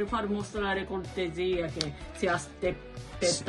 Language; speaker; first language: Italian; non-native, learner; Japanese